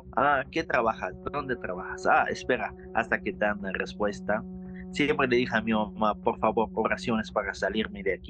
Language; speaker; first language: Spanish; non-native, learner; Arabic